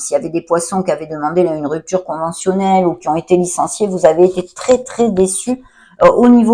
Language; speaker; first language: French; native; French